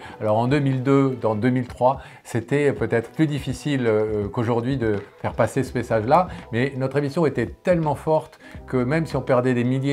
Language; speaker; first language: French; native; French